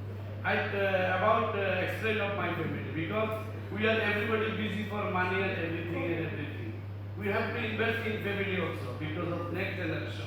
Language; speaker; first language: English; non-native, learner; Bangla